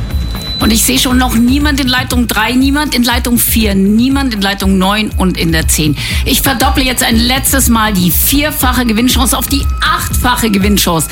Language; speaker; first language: German; native; German